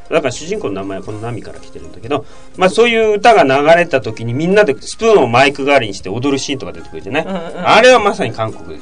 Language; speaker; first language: Japanese; native; Japanese